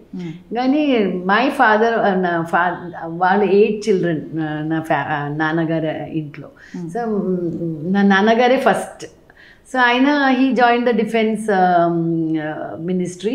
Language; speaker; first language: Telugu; non-native, local second language; Malayalam